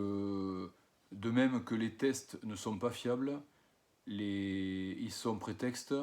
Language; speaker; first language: French; native; French